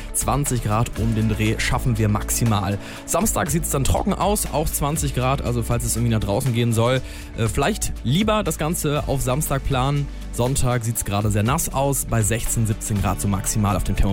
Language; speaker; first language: German; native; German